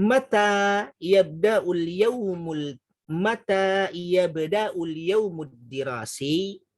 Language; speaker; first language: Arabic; non-native, fluent; Indonesian